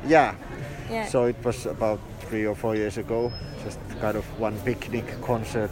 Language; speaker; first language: English; non-native, fluent; Finnish